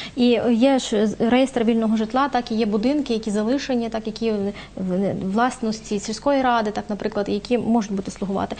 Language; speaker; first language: Ukrainian; native; Ukrainian